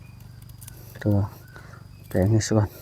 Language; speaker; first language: Thai; non-native, local second language; Lao